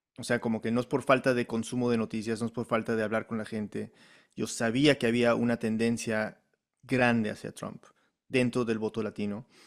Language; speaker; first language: Spanish; early bilingual, heritage; Spanish